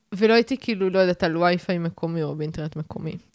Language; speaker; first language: Hebrew; native; Hebrew